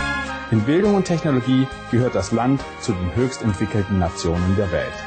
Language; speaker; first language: German; native; German